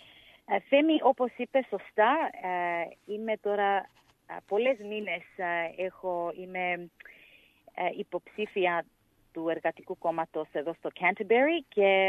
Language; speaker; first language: Greek; early bilingual, heritage; English